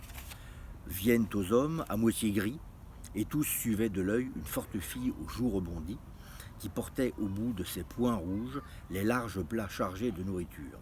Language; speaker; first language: French; native; French